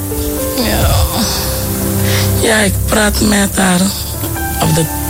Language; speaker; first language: Dutch; non-native, local second language; Papiamento